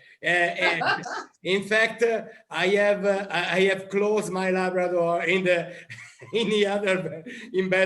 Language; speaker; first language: English; non-native, learner; Italian